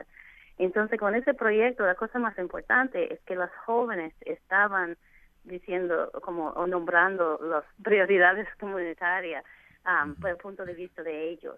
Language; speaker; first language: Spanish; non-native, fluent; English